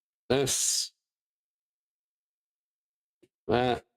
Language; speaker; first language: English; native; English